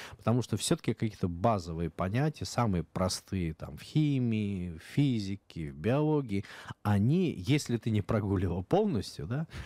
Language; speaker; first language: Russian; native; Russian